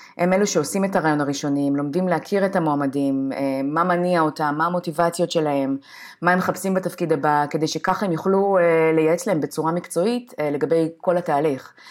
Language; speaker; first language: Hebrew; native; Hebrew